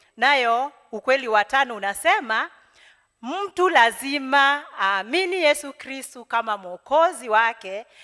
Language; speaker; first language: Swahili; non-native, local second language; Kikuyu